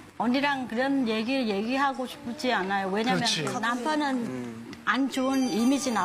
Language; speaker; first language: Korean; non-native, learner; Vietnamese